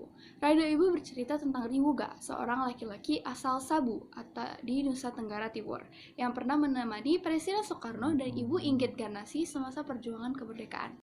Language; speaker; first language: Indonesian; native; Indonesian